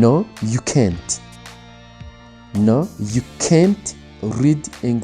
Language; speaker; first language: English; non-native, local second language; Kinyarwanda